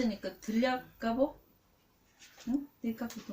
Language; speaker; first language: Russian; non-native, learner; Korean